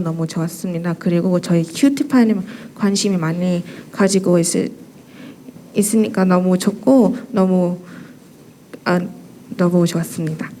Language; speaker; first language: Korean; non-native, fluent; Thai